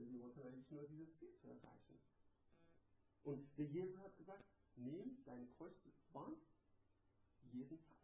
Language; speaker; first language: German; non-native, learner; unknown